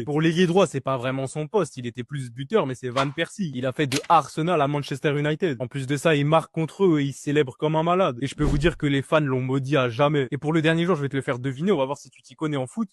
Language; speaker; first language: French; native; French